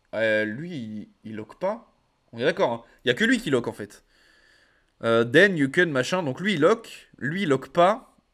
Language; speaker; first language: French; native; French